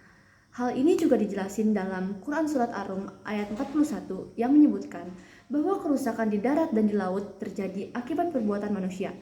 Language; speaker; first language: Indonesian; native; Indonesian